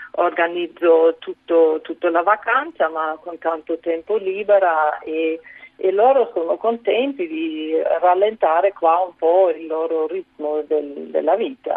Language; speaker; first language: Italian; non-native, fluent; German